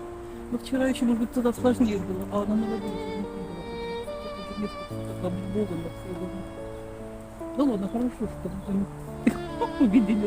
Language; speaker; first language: Russian; native; Russian